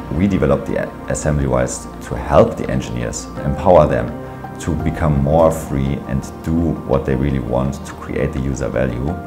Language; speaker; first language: English; non-native, fluent; German